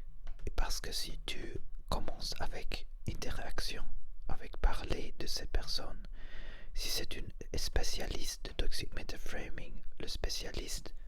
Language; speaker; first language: French; non-native, learner; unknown